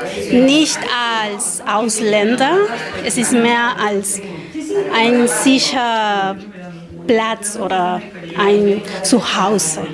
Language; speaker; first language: German; non-native, learner; Spanish